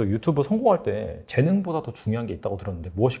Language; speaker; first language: Korean; native; Korean